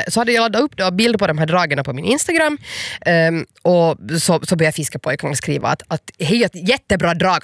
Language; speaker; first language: Swedish; native; Swedish